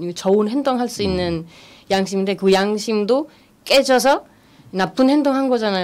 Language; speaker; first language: Korean; non-native, fluent; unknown